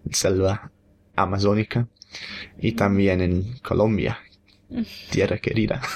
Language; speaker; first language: Spanish; non-native, fluent; English